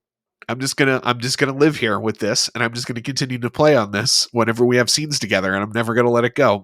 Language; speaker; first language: English; native; English